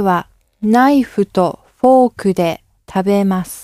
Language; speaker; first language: Japanese; non-native, learner; English